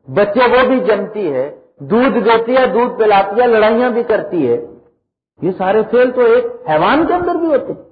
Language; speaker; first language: Urdu; non-native, local second language; Punjabi